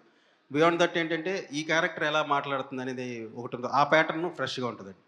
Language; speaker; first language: Telugu; native; Telugu